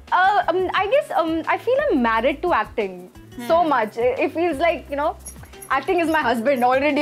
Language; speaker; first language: English; non-native, local second language; Punjabi